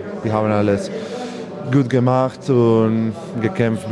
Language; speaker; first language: German; non-native, learner; Spanish